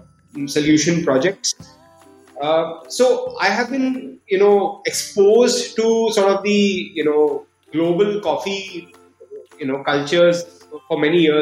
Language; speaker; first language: English; non-native, local second language; Hindi